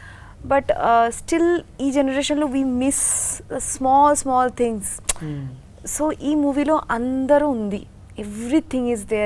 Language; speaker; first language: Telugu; non-native, learner; Bangla